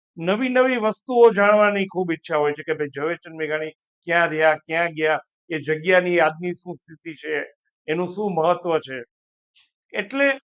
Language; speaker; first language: Gujarati; native; Gujarati